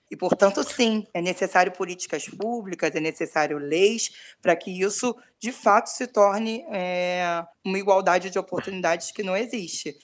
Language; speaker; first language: Portuguese; native; Portuguese